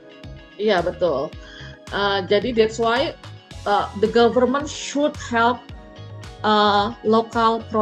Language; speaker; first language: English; non-native, fluent; Indonesian